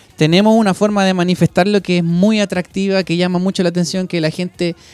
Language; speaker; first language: Spanish; native; Spanish